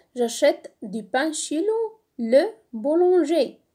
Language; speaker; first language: French; non-native, local second language; Arabic